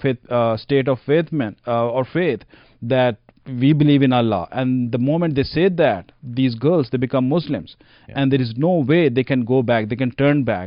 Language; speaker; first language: English; non-native, local second language; Punjabi